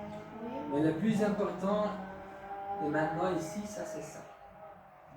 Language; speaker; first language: French; non-native, local second language; Dutch